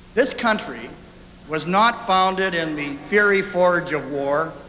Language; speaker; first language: English; native; English